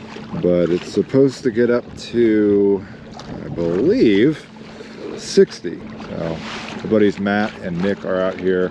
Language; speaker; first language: English; native; English